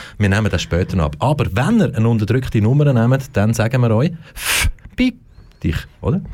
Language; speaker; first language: German; native; German